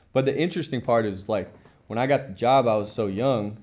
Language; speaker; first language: English; native; English